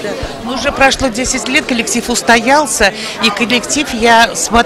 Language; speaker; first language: Russian; native; Russian